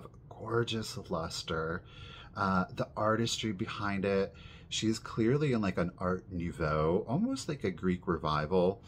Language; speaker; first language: English; native; English